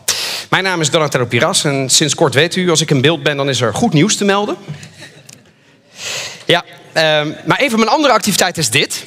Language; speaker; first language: Dutch; native; Dutch